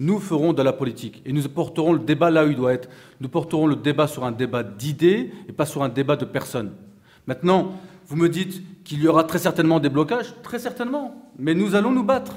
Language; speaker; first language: French; native; French